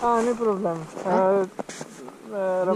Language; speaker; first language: Russian; non-native, learner; Italian